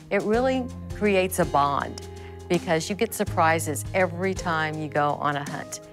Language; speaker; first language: English; native; English